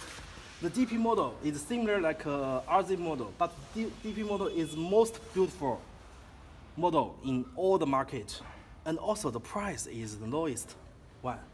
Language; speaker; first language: English; non-native, learner; Chinese